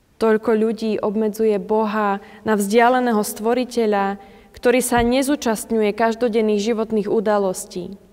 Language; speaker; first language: Slovak; native; Slovak